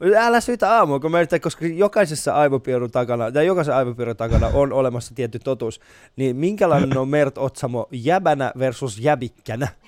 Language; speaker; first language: Finnish; early bilingual, other home language; Persian